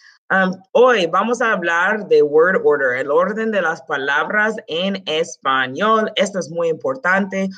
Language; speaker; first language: Spanish; early bilingual, heritage; Spanish